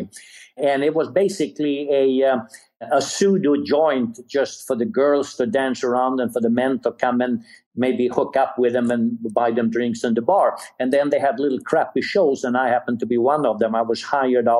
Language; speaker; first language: English; non-native, fluent; Swedish